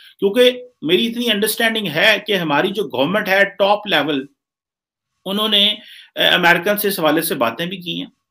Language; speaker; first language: Hindi; native; Hindi